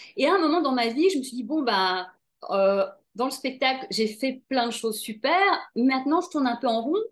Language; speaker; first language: French; native; French